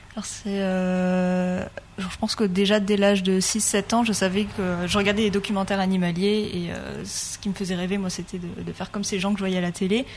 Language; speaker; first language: French; native; French